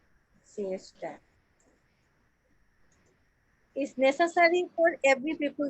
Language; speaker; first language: English; non-native, learner; Assamese